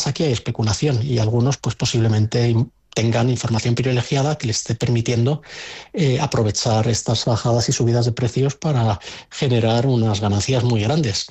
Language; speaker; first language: Spanish; native; Spanish